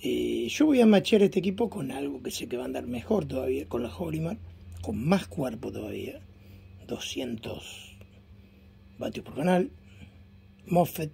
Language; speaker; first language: Spanish; native; Spanish